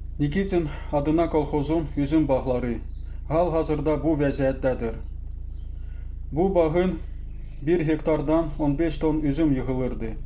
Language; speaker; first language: Azerbaijani; non-native, local second language; Russian